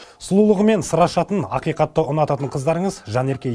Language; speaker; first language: Kazakh; native; Kazakh